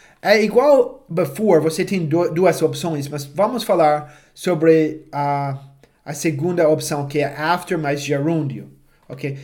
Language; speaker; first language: Portuguese; non-native, fluent; English